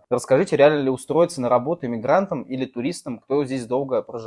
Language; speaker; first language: Russian; native; Russian